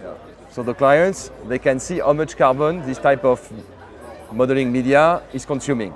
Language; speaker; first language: English; non-native, fluent; French